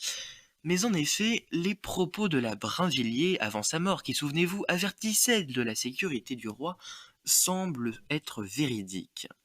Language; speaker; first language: French; native; French